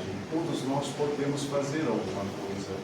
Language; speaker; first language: Portuguese; native; Portuguese